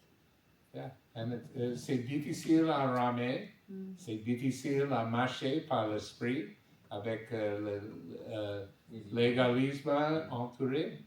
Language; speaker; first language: French; non-native, learner; English